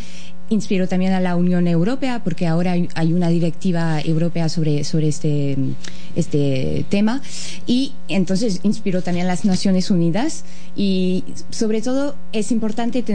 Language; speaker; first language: Spanish; non-native, fluent; French